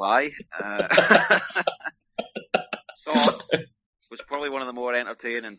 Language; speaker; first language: English; native; English